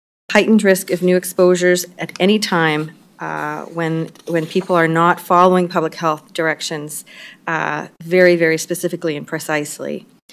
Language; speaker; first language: English; native; English